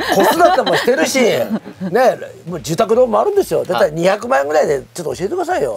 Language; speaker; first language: Japanese; native; Japanese